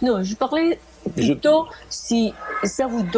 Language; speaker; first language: French; non-native, fluent; Spanish